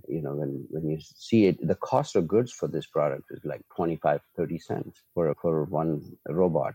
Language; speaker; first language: English; non-native, local second language; Urdu